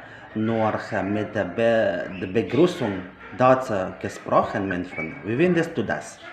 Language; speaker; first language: German; non-native, learner; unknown